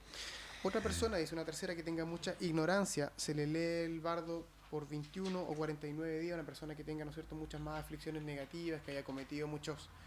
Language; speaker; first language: Spanish; native; Spanish